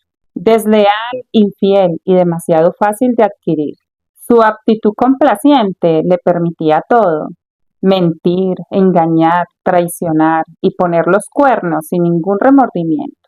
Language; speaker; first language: Spanish; native; Spanish